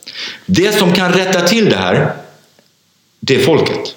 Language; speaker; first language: Swedish; non-native, fluent; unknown